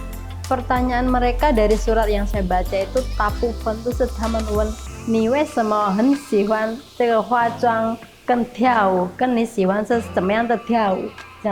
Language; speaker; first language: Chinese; non-native, learner; Indonesian